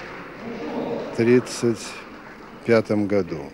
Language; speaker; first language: Russian; native; Russian